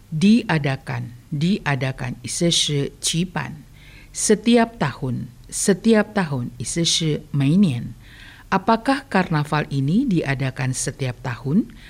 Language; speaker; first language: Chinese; early bilingual, heritage; Chinese